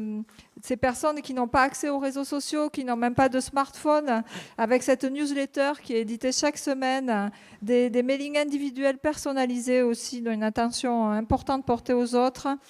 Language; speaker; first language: French; native; French